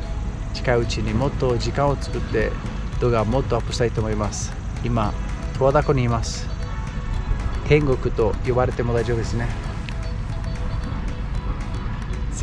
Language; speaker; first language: Japanese; non-native, fluent; Romanian